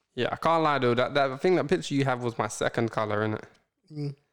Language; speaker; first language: English; native; English